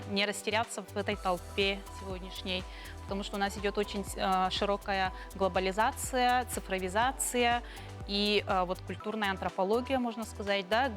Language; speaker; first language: Russian; non-native, local second language; Yakut